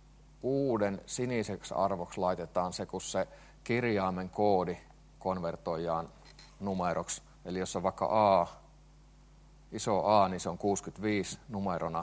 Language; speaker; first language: Finnish; native; Finnish